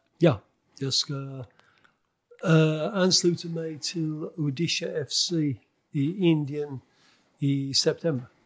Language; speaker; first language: Swedish; non-native, fluent; English